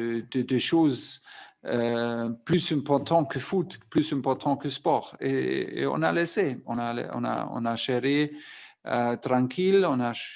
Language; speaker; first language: French; non-native, fluent; German